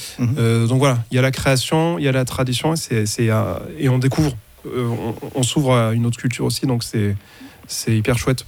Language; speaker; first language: French; native; French